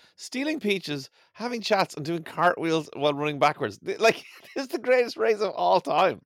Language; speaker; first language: English; native; English